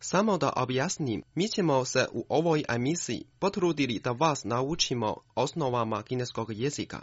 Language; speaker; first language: Croatian; non-native, fluent; Chinese